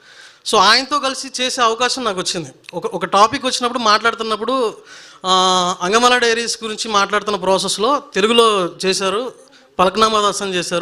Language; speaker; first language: Telugu; native; Telugu